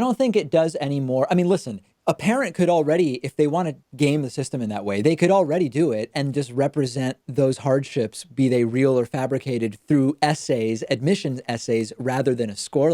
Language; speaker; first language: English; native; English